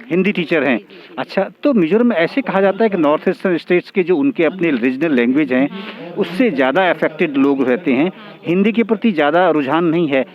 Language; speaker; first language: Hindi; native; Hindi